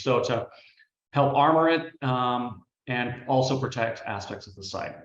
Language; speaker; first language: English; native; English